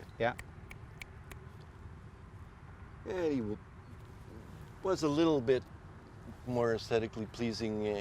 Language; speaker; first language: English; native; English